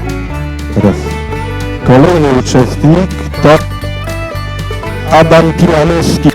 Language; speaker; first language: Polish; native; Polish